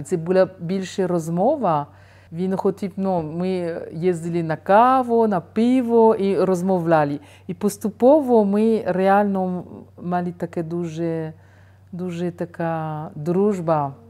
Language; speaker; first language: Ukrainian; non-native, fluent; French